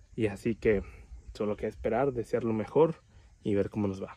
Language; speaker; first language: Spanish; native; Spanish